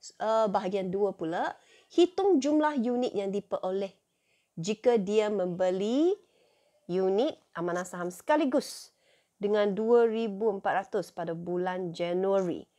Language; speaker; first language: Malay; non-native, local second language; Chinese